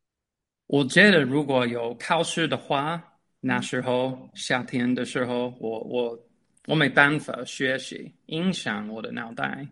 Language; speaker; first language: Chinese; non-native, fluent; English